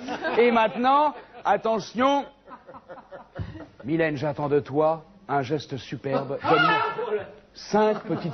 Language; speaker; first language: French; native; French